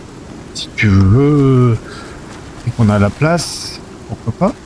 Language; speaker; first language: French; native; French